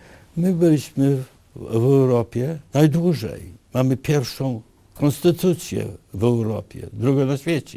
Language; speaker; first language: Polish; early bilingual, other home language; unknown